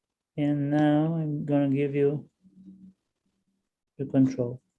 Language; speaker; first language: English; non-native, learner; Portuguese